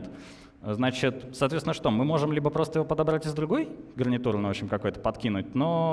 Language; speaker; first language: Russian; native; Russian